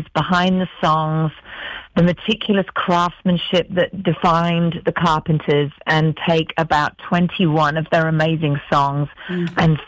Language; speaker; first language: English; native; English